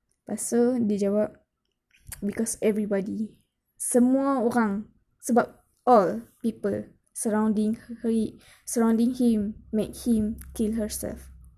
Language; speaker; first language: English; non-native, local second language; Malay